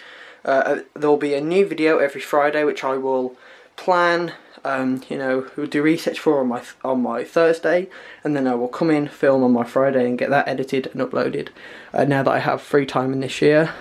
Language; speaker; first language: English; native; English